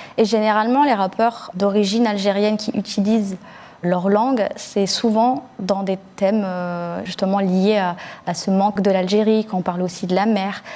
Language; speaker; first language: French; early bilingual, other home language; Arabic